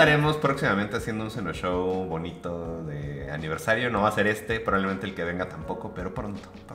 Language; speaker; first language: Spanish; native; Spanish